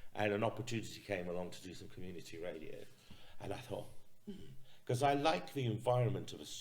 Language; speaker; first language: English; native; English